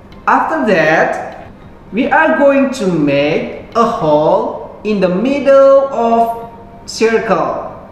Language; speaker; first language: English; non-native, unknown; Indonesian